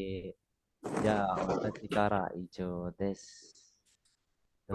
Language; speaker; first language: Japanese; non-native, fluent; Indonesian